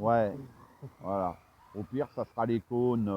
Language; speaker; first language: French; native; French